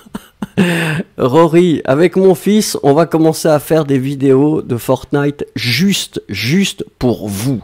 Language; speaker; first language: French; native; French